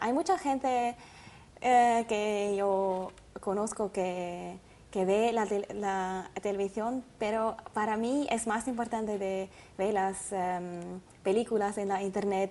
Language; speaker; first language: Spanish; non-native, learner; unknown